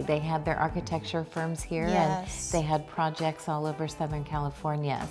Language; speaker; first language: English; native; English